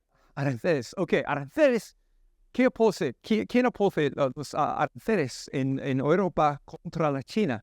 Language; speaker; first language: Spanish; non-native, learner; English